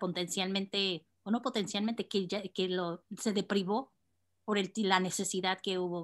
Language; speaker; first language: Spanish; native; Spanish